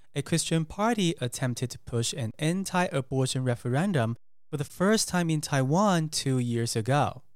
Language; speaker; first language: English; non-native, fluent; Chinese